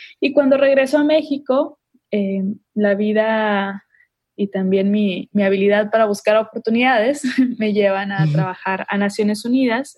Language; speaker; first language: Spanish; native; Spanish